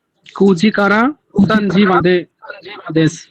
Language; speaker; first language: Japanese; non-native, learner; Bangla